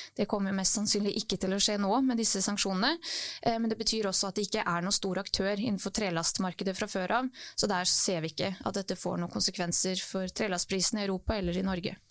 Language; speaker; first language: Norwegian; early bilingual, other home language; Bosnian